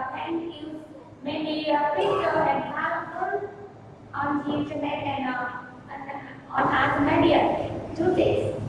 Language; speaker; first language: English; non-native, learner; Vietnamese